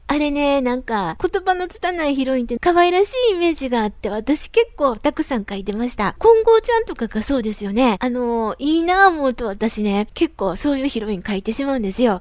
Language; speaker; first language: Japanese; native; Japanese